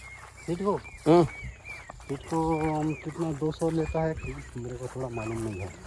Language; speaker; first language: Hindi; non-native, local second language; Odia